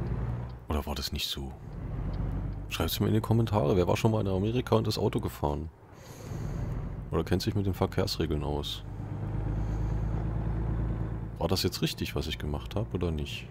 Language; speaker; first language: German; native; German